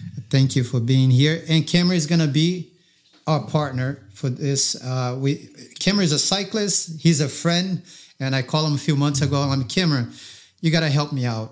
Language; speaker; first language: English; non-native, fluent; Portuguese